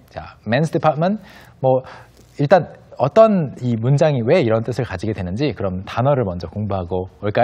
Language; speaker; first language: Korean; native; Korean